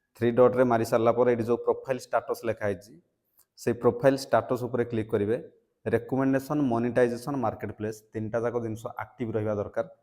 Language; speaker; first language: Odia; native; Odia